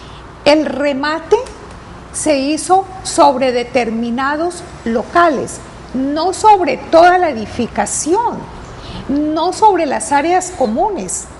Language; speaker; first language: Spanish; native; Spanish